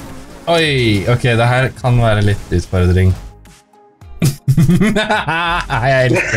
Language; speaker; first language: Norwegian; native; Norwegian